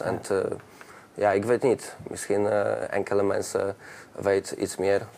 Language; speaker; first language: Dutch; non-native, learner; Polish